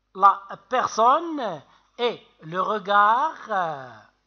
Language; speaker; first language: French; non-native, local second language; Arabic